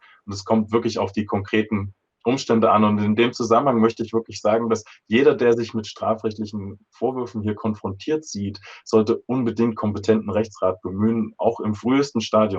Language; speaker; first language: German; native; German